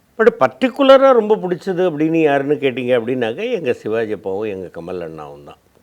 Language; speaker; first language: Tamil; native; Tamil